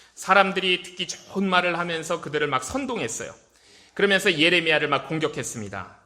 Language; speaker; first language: Korean; native; Korean